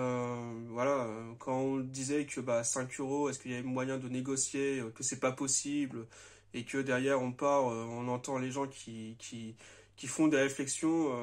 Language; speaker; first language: French; native; French